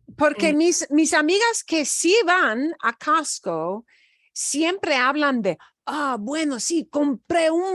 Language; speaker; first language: Spanish; non-native, fluent; English